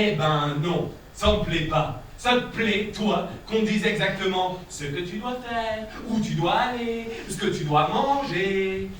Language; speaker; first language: French; native; French